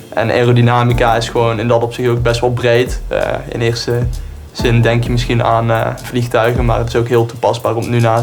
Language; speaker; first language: Dutch; native; Dutch